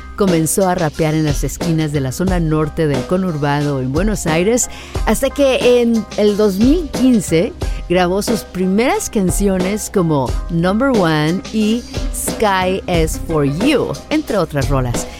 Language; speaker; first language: Spanish; native; Spanish